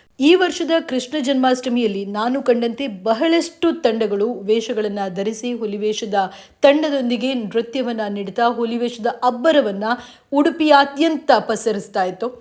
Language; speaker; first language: Kannada; non-native, local second language; Konkani